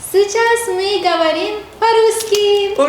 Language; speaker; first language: Russian; non-native, learner; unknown